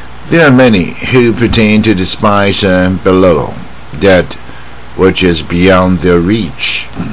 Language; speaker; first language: English; non-native, fluent; Chinese